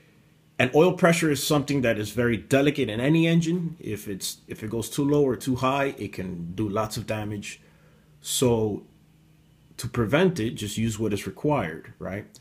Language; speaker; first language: English; native; English